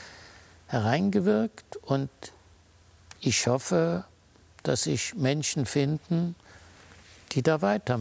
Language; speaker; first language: German; early bilingual, heritage; German